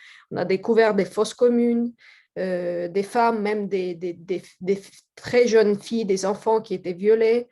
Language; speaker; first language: French; non-native, fluent; Russian